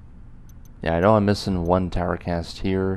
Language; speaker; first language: English; native; English